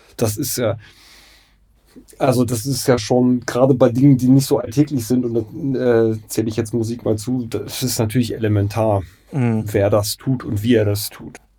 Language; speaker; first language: German; native; German